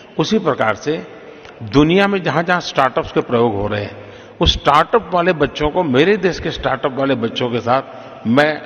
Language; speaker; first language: Hindi; non-native, local second language; Gujarati